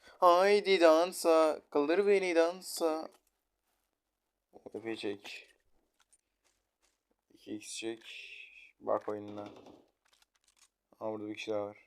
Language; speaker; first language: Turkish; native; Turkish